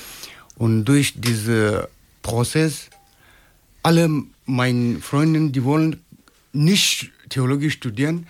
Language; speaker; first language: German; non-native, learner; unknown